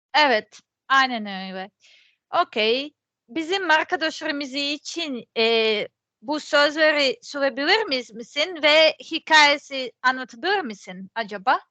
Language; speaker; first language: Turkish; non-native, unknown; Serbian